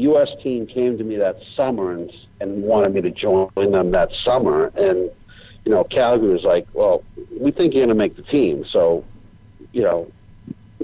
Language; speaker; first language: English; native; English